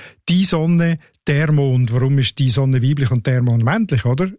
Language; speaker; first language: German; native; German